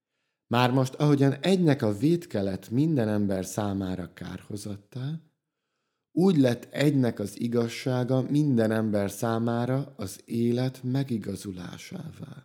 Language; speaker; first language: Hungarian; native; Hungarian